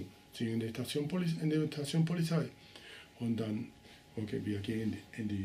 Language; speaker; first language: German; non-native, learner; Spanish